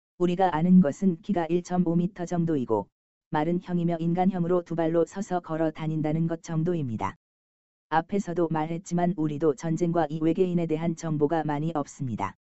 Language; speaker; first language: Korean; native; Korean